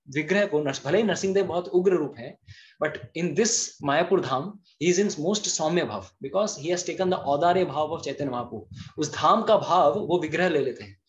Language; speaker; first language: Hindi; non-native, local second language; Bangla